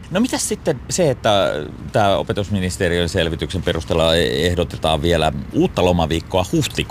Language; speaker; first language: Finnish; native; Finnish